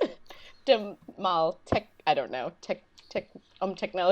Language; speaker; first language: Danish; non-native, learner; English